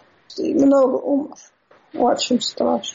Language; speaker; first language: Russian; non-native, learner; English